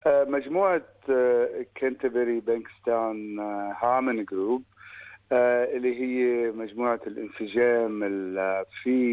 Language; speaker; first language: Arabic; native; Arabic